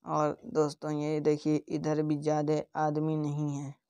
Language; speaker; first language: Hindi; native; Hindi